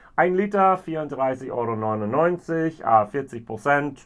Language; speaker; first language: German; non-native, fluent; English